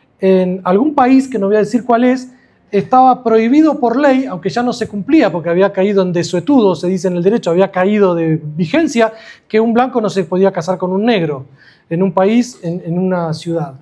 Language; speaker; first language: Spanish; native; Spanish